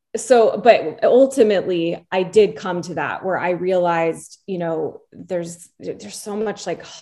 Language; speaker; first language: English; native; English